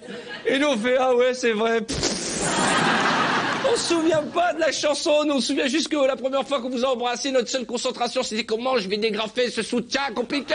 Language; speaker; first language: French; native; French